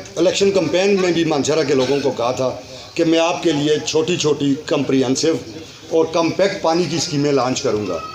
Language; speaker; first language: Urdu; non-native, local second language; Northern Hindko